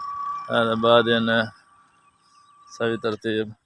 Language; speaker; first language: Arabic; non-native, learner; Saraiki